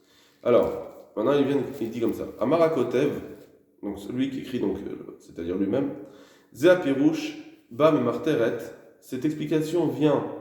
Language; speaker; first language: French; native; French